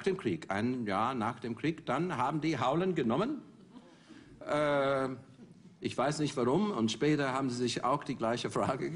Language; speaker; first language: German; non-native, fluent; English